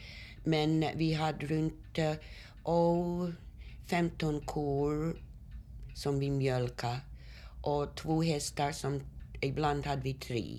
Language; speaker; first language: Swedish; early bilingual, heritage; Swedish